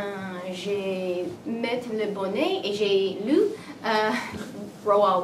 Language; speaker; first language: French; non-native, learner; English